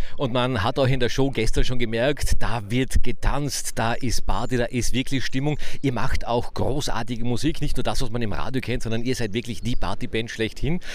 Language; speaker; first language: German; native; German